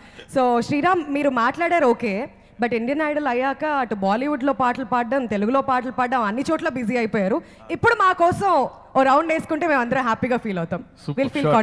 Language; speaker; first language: Telugu; native; Telugu